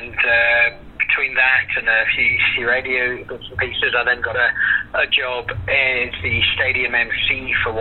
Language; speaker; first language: English; native; English